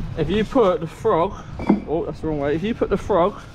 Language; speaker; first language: English; native; English